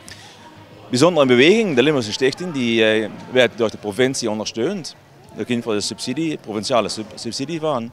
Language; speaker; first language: Dutch; native; Dutch